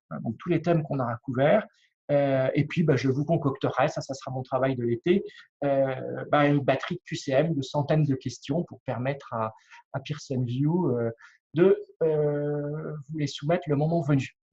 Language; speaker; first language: French; native; French